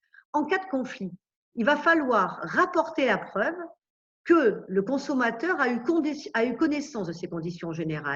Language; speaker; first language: French; native; French